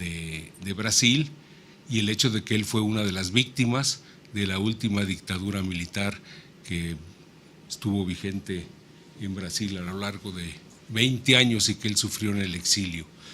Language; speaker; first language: Spanish; native; Spanish